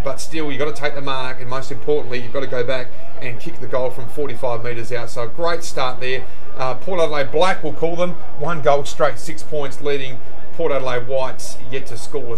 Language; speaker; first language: English; native; English